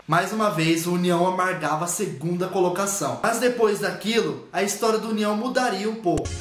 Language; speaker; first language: Portuguese; native; Portuguese